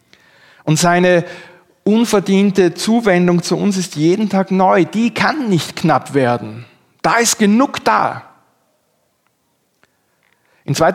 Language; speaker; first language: German; native; German